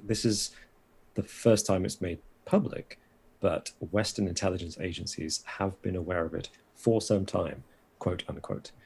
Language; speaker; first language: English; native; English